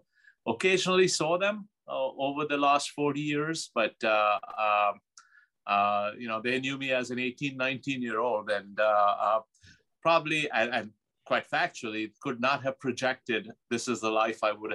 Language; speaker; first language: English; non-native, local second language; Urdu